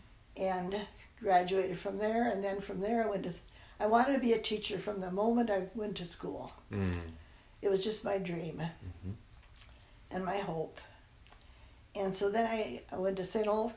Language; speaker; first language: English; non-native, local second language; German